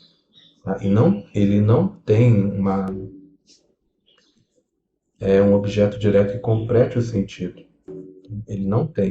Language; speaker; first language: Portuguese; native; Portuguese